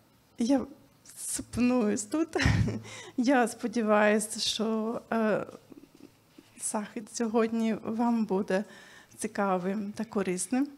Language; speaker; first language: Ukrainian; non-native, fluent; Swedish